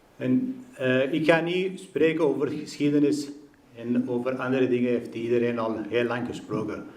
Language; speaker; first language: Dutch; non-native, fluent; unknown